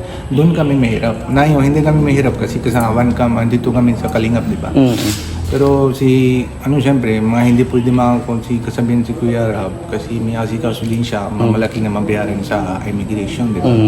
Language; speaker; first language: Filipino; non-native, learner; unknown